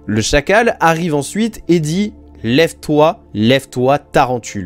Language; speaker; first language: French; native; French